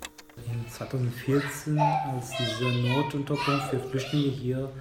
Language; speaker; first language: German; non-native, fluent; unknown